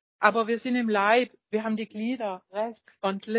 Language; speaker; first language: German; non-native, learner; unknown